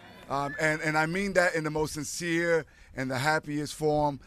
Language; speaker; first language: English; early bilingual, other home language; Spanish